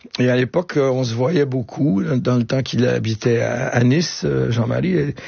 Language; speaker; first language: French; native; French